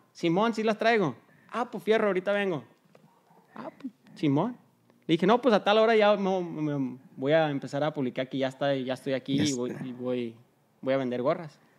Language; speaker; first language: Spanish; early bilingual, heritage; Spanish